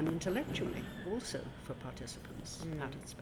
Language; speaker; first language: English; native; English